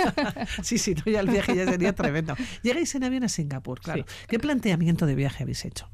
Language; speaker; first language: Spanish; native; Spanish